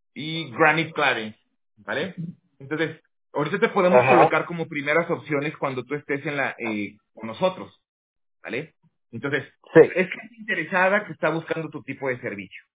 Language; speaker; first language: Spanish; native; Spanish